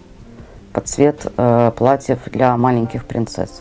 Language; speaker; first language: Russian; native; Russian